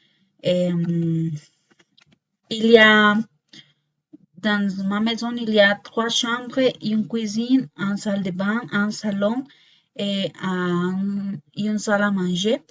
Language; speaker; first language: French; non-native, learner; Spanish